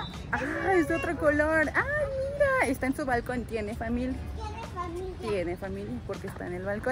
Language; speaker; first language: Spanish; native; Spanish